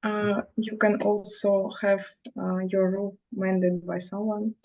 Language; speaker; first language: English; non-native, fluent; Russian